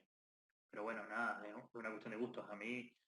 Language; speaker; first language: Spanish; native; Spanish